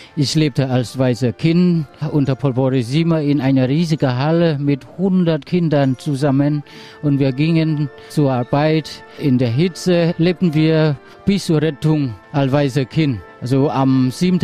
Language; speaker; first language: German; non-native, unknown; Khmer